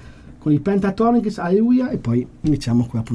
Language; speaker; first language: Italian; native; Italian